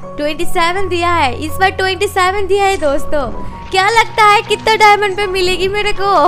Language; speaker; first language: Hindi; non-native, local second language; Bangla